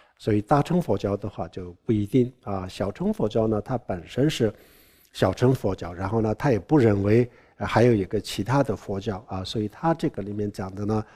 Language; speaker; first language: Chinese; non-native, local second language; Tibetan